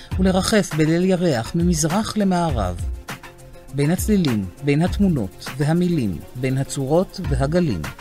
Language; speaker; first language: Hebrew; native; Hebrew